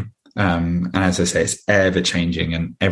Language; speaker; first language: English; native; English